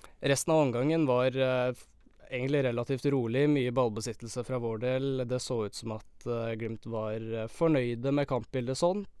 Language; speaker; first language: Norwegian; native; Norwegian